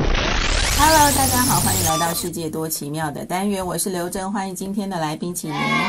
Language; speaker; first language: Chinese; native; Chinese